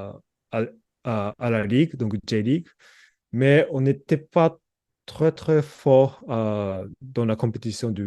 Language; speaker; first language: French; non-native, learner; Japanese